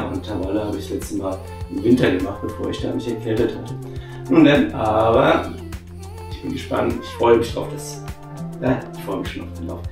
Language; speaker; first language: German; native; German